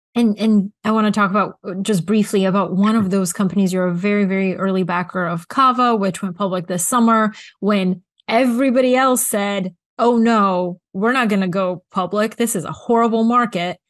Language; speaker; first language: English; early bilingual, other home language; Bulgarian